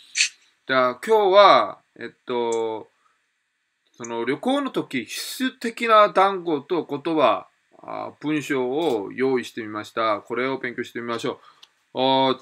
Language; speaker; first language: Japanese; non-native, fluent; Korean